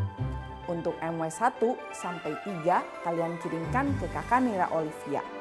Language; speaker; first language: Indonesian; native; Indonesian